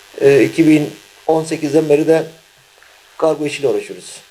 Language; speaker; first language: Turkish; native; Turkish